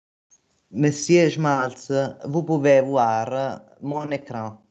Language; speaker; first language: French; non-native, fluent; Italian